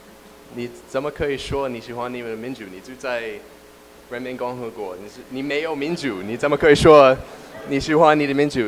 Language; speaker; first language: Chinese; non-native, learner; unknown